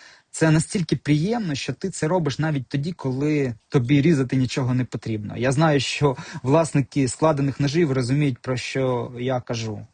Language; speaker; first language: Ukrainian; native; Ukrainian